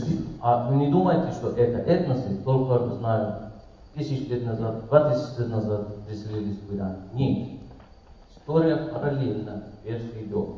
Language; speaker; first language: Russian; non-native, learner; Persian